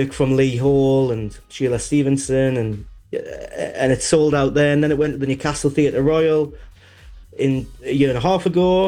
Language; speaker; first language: English; native; English